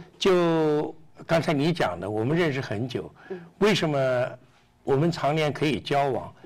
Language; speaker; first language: Chinese; native; Chinese